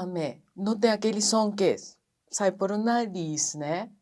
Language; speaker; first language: Portuguese; non-native, fluent; Japanese